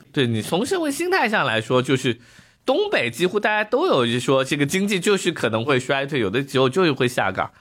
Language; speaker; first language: Chinese; native; Chinese